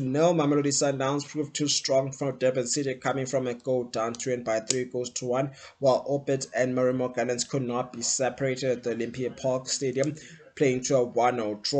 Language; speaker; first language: English; non-native, local second language; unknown